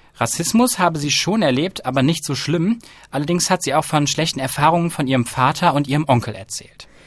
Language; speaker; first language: German; native; German